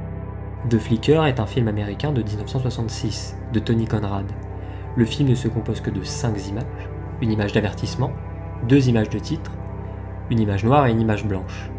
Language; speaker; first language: French; native; French